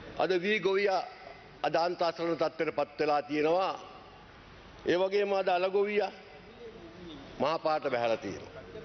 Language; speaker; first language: Sinhala; native; Sinhala